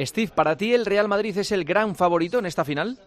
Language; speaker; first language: Spanish; native; Spanish